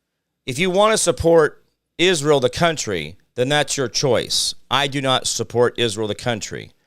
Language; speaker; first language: English; native; English